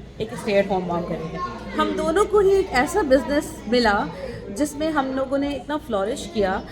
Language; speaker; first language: Urdu; native; Urdu